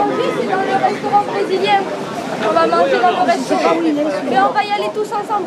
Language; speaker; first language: French; native; French